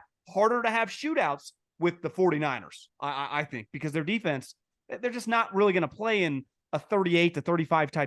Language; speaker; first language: English; native; English